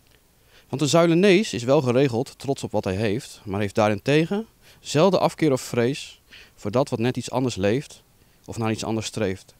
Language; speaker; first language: Dutch; native; Dutch